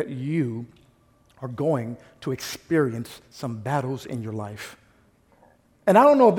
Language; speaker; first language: English; native; English